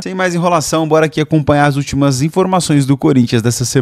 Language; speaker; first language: Portuguese; native; Portuguese